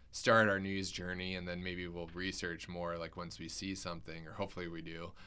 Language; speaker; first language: English; native; English